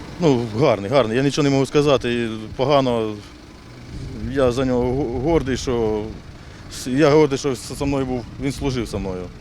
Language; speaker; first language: Ukrainian; native; Ukrainian